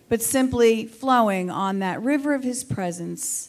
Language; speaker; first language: English; native; English